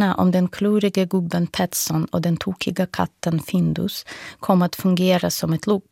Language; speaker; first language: Swedish; non-native, fluent; Russian